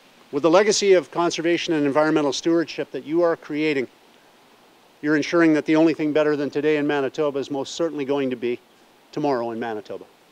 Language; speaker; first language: English; native; English